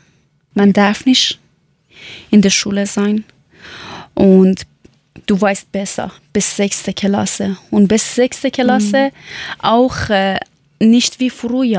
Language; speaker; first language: German; non-native, learner; Persian